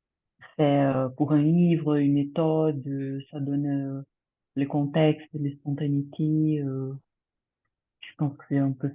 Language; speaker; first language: French; non-native, fluent; Portuguese